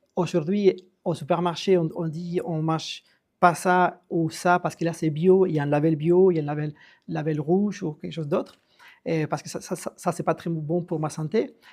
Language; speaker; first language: French; non-native, fluent; Spanish